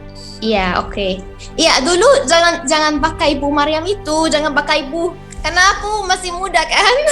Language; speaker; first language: Indonesian; non-native, fluent; Arabic